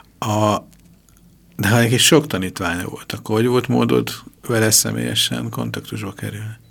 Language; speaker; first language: Hungarian; native; Hungarian